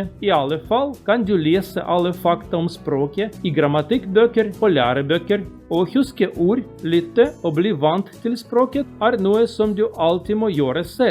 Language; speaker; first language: Norwegian; non-native, learner; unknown